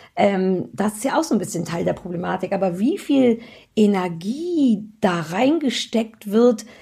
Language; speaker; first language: German; native; German